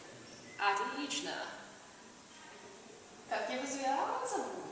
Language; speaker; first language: Russian; non-native, learner; English